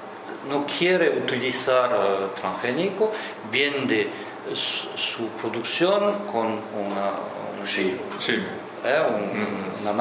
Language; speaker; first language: Spanish; non-native, fluent; French